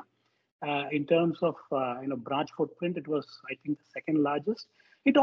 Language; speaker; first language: English; non-native, local second language; Tamil